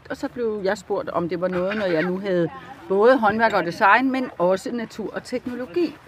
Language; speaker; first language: Danish; native; Danish